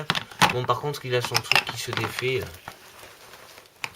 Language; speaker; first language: French; native; French